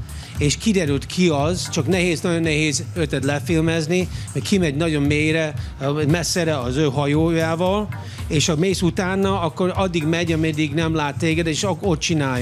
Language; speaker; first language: Hungarian; early bilingual, heritage; English